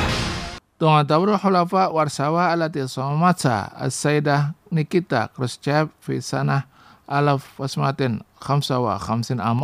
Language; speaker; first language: Arabic; non-native, fluent; Indonesian